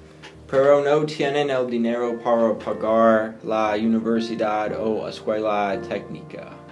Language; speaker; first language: Spanish; non-native, learner; English